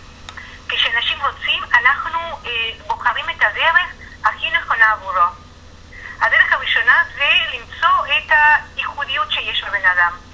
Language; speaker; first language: Hebrew; non-native, fluent; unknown